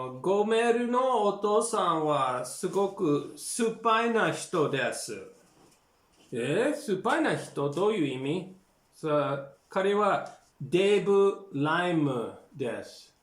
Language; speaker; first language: Japanese; non-native, learner; English